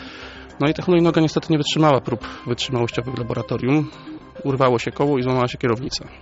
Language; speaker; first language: Polish; native; Polish